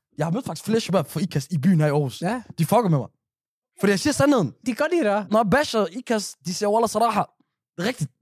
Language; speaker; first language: Danish; early bilingual, other home language; Arabic